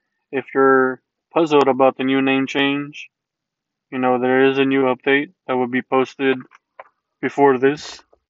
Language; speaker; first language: English; early bilingual, other home language; Spanish